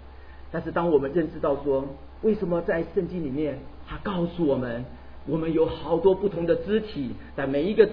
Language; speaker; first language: Chinese; native; Chinese